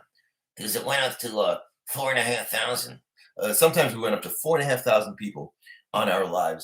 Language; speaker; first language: English; native; English